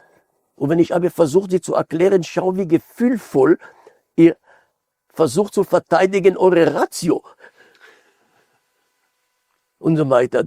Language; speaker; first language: German; non-native, fluent; Hebrew